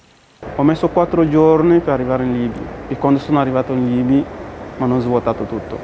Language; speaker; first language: Italian; non-native, learner; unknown